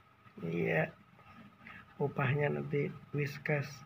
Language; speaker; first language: Indonesian; non-native, local second language; Banjar